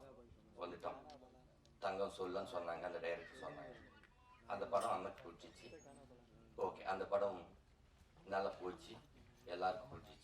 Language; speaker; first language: Tamil; non-native, learner; Telugu